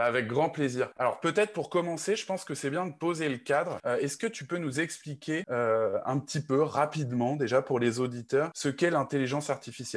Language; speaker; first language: French; native; French